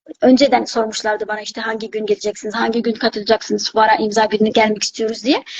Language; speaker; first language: Turkish; non-native, fluent; Arabic